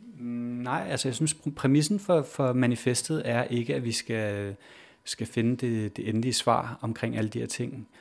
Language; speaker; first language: Danish; native; Danish